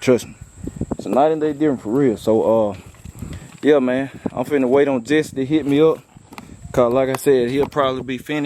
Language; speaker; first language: English; native; English